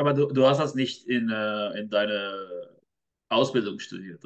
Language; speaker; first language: German; non-native, fluent; Spanish